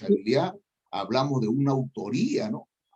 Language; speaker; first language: Spanish; native; Spanish